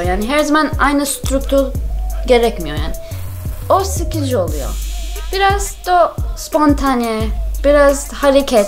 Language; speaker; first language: Turkish; non-native, learner; English